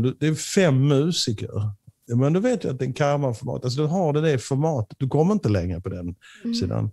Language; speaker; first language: Swedish; native; Swedish